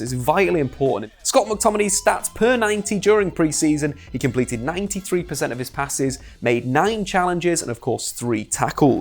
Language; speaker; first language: English; native; English